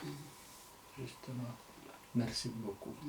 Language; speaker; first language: French; non-native, fluent; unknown